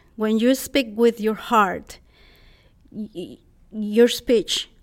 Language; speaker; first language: English; non-native, fluent; Spanish